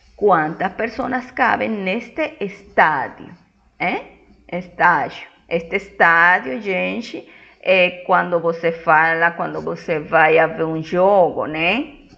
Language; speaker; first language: Portuguese; non-native, fluent; Spanish